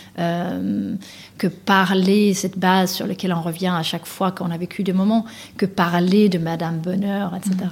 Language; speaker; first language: French; non-native, fluent; Danish